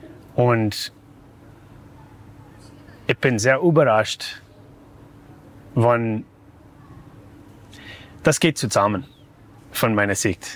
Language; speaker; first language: German; non-native, learner; English